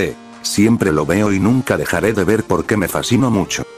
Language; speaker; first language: Spanish; native; Spanish